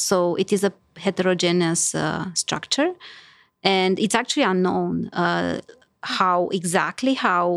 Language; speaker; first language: English; non-native, fluent; Romanian